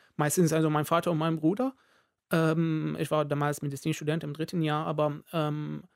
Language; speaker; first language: German; non-native, fluent; Arabic